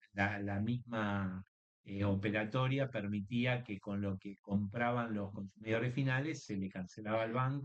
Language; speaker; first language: Spanish; native; Spanish